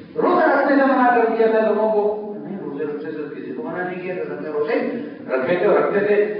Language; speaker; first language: Urdu; non-native, local second language; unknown